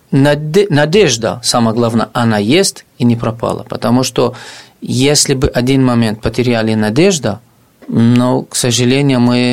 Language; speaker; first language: Russian; non-native, fluent; Arabic